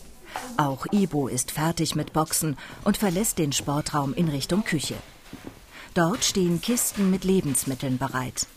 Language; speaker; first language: German; native; German